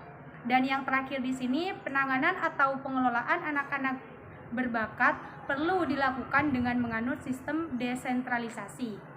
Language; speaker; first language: Indonesian; non-native, local second language; Madurese